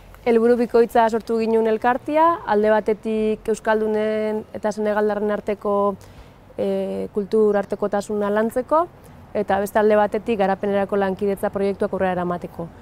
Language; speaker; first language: Basque; native; Basque